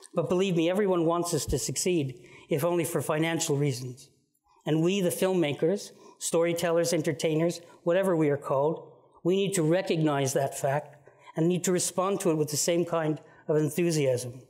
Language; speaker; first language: English; native; English